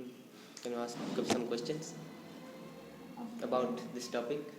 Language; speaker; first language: English; non-native, learner; Bangla